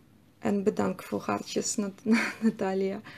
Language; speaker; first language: Dutch; non-native, learner; Russian